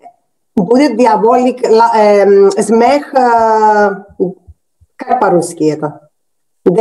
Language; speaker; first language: Russian; non-native, learner; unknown